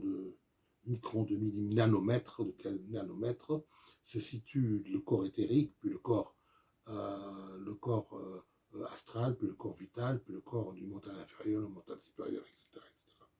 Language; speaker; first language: French; native; French